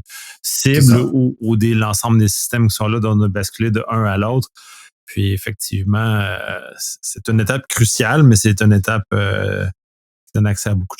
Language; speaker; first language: French; native; French